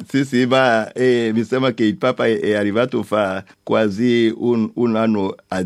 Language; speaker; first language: Italian; non-native, learner; French